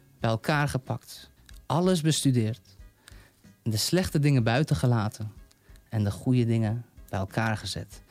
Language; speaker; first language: Dutch; non-native, fluent; Persian